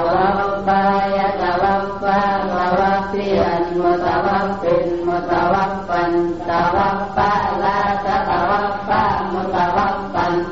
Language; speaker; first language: Arabic; non-native, learner; Indonesian